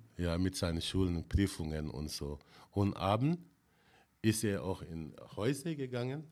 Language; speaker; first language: German; non-native, fluent; Wolof